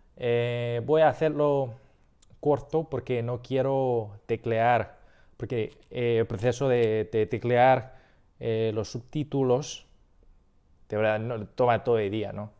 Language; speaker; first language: Spanish; non-native, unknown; Chinese